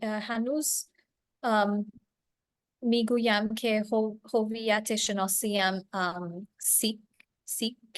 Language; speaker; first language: Persian; non-native, learner; English